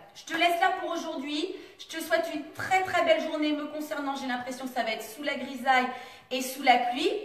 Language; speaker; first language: French; native; French